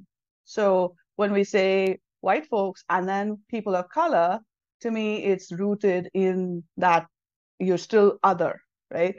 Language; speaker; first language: English; non-native, local second language; Tamil